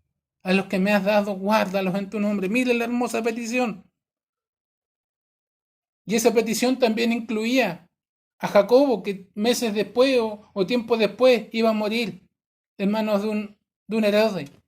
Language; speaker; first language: Spanish; native; Spanish